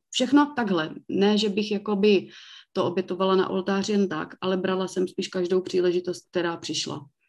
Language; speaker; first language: Czech; native; Czech